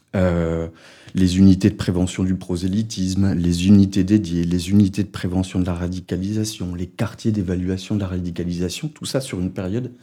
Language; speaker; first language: French; native; French